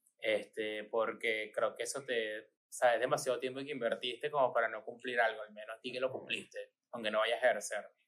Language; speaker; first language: Spanish; native; Spanish